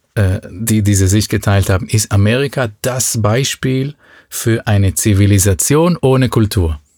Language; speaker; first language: German; non-native, fluent; Hebrew